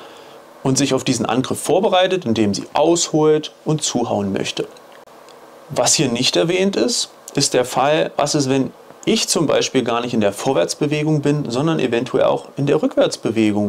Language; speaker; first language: German; native; German